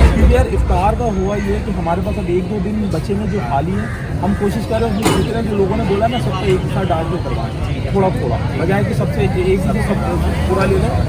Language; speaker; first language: Urdu; native; Urdu